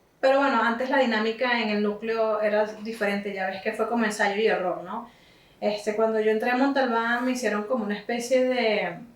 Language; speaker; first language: Spanish; native; Spanish